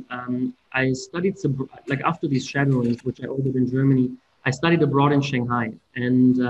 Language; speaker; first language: English; non-native, fluent; German